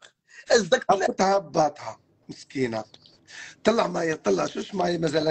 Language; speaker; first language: Arabic; native; Arabic